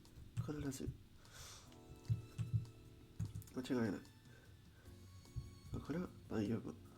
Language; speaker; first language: Japanese; non-native, learner; Spanish